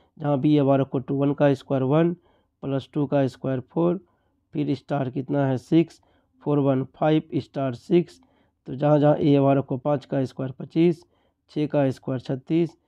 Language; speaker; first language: Hindi; native; Hindi